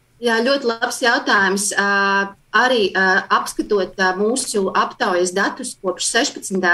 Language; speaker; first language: Latvian; native; Latvian